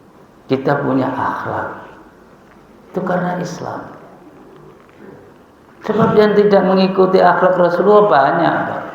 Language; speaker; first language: Indonesian; native; Indonesian